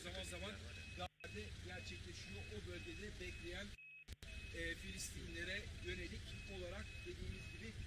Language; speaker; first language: Turkish; native; Turkish